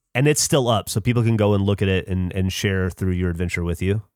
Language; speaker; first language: English; native; English